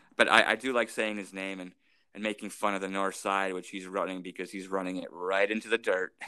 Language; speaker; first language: English; native; English